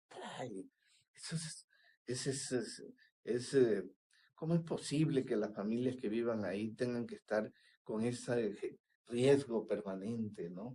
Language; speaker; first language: Spanish; native; Spanish